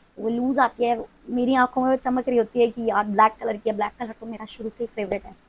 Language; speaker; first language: Hindi; non-native, local second language; Punjabi